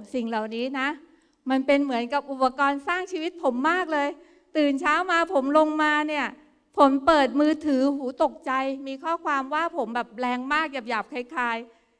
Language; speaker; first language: Thai; native; Thai